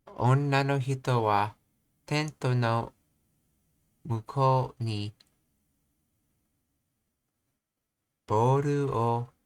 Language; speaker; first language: Japanese; non-native, learner; English